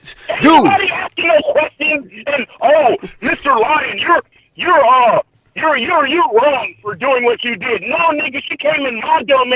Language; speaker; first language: English; native; English